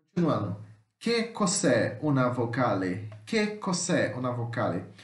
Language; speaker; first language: Italian; non-native, fluent; Portuguese